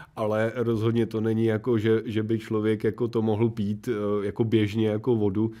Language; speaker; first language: Czech; native; Czech